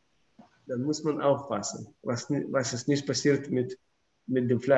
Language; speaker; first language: German; non-native, fluent; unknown